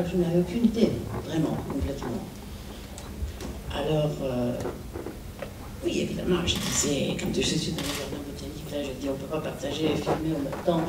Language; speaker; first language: French; non-native, fluent; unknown